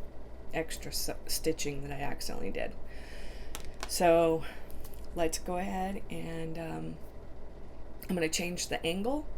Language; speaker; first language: English; native; English